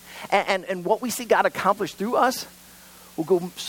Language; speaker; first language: English; native; English